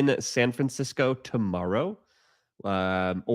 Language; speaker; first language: English; native; English